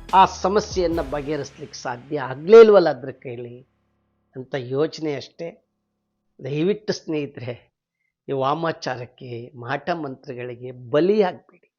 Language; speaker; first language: Kannada; native; Kannada